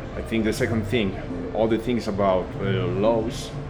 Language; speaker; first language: English; non-native, learner; Spanish